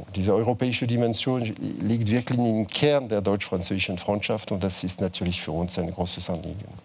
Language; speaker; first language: German; non-native, fluent; French